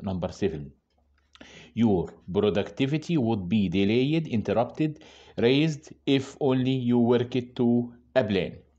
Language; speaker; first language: English; non-native, fluent; Arabic